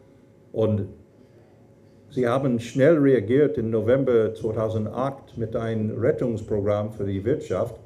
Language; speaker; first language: German; non-native, fluent; English